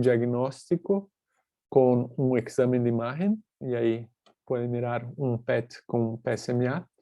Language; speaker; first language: Spanish; non-native, fluent; Portuguese